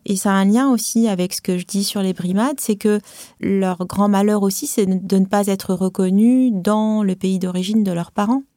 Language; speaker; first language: French; non-native, local second language; Arabic